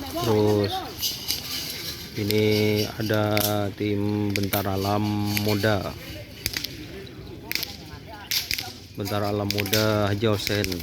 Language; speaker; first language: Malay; non-native, local second language; Madurese